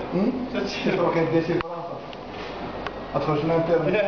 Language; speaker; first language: French; non-native, local second language; Arabic